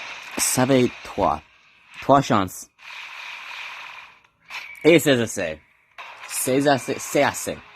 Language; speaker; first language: French; non-native, learner; English